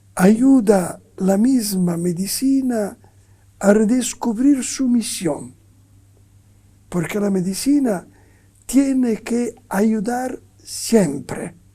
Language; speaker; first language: Spanish; non-native, fluent; Italian